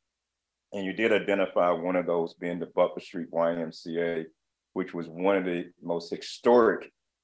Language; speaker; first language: English; native; English